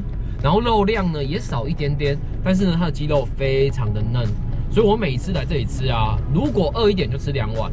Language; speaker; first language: Chinese; native; Chinese